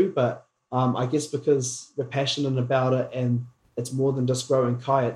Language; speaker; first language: English; native; English